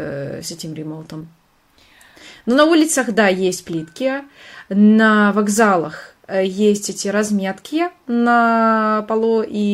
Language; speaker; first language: Russian; non-native, fluent; Hungarian